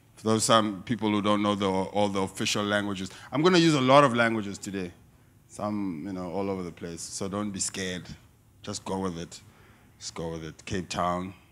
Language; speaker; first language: English; non-native, local second language; Xhosa